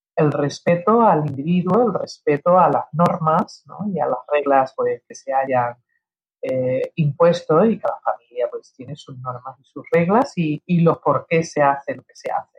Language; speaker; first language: Spanish; early bilingual, heritage; Spanish